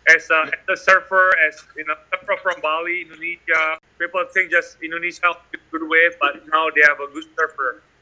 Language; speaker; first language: English; non-native, fluent; Indonesian